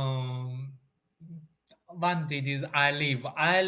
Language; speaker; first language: English; non-native, learner; Chinese